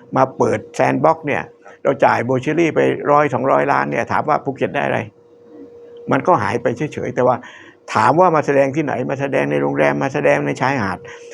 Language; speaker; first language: Thai; native; Thai